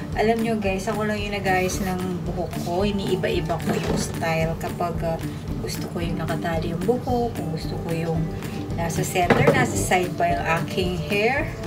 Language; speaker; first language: Filipino; non-native, local second language; Pampanga